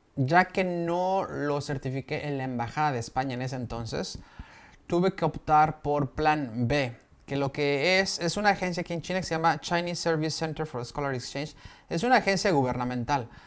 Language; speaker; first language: Spanish; native; Spanish